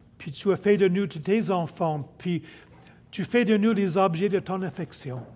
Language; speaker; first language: French; non-native, local second language; English